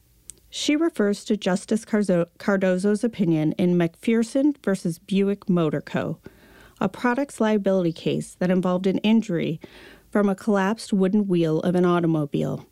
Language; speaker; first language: English; native; English